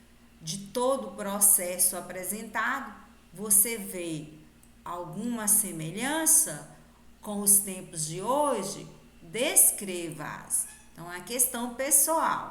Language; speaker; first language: Portuguese; native; Portuguese